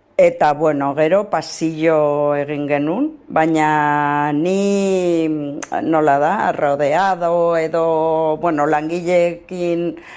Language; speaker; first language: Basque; non-native, local second language; Spanish